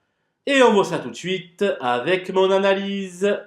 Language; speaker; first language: French; native; French